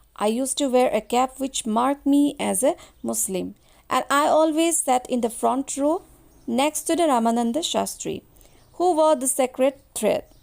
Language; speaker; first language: English; non-native, local second language; Assamese